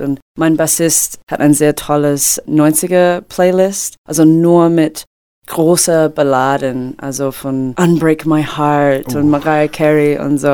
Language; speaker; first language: German; non-native, fluent; English